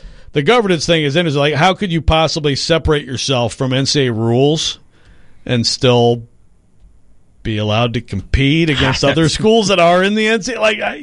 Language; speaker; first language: English; native; English